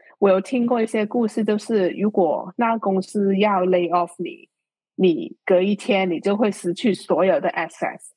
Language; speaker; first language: Chinese; non-native, local second language; Cantonese